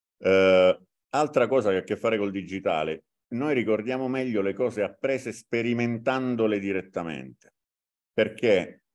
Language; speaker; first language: Italian; native; Italian